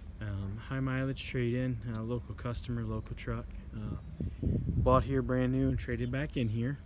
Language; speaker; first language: English; native; English